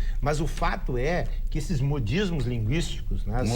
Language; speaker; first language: Portuguese; native; Portuguese